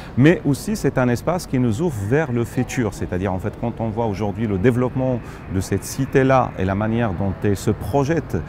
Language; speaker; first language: French; non-native, local second language; Arabic